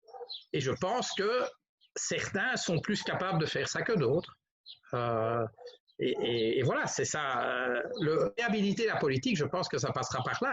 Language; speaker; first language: French; native; French